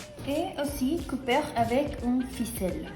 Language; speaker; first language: French; non-native, learner; Spanish